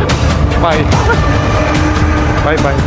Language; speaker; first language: English; non-native, learner; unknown